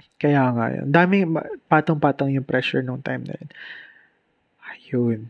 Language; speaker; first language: Filipino; non-native, local second language; Bikol